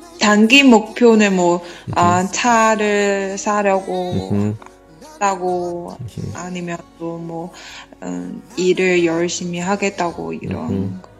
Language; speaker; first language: Korean; non-native, learner; Chinese